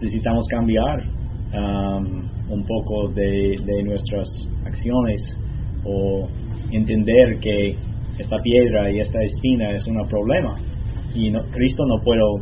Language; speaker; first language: Spanish; non-native, learner; English